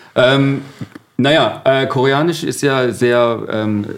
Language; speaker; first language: German; early bilingual, other home language; Korean